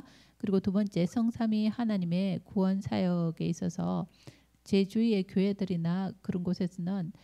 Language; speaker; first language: Korean; native; Korean